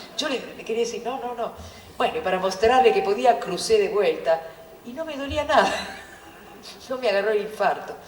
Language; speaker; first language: Spanish; non-native, fluent; Italian